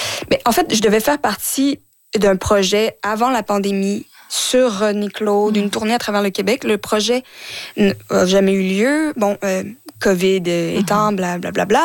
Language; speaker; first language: French; native; French